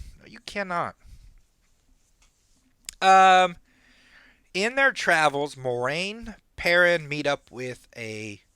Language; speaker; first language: English; native; English